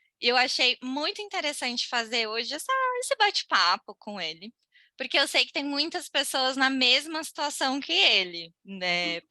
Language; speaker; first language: Portuguese; native; Portuguese